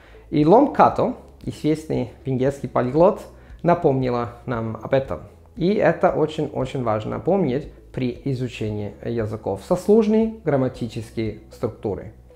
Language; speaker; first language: Russian; non-native, fluent; Italian